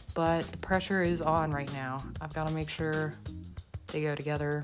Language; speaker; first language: English; native; English